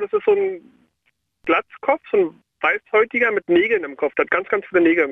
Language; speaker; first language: German; native; German